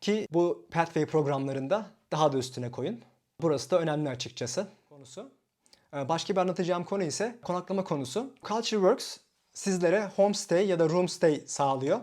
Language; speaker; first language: Turkish; native; Turkish